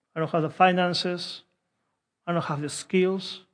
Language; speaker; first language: English; non-native, fluent; Spanish